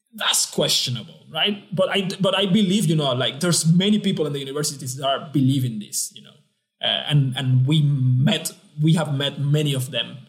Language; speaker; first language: English; non-native, fluent; Spanish